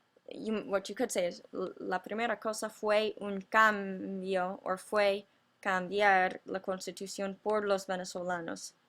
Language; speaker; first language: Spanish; non-native, fluent; English